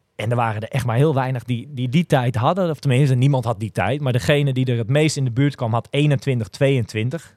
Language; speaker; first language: Dutch; native; Dutch